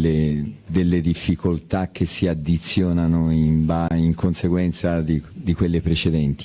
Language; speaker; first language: Italian; native; Italian